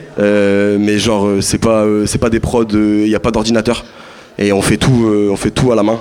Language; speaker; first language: French; native; French